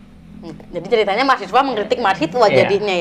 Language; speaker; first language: Indonesian; native; Indonesian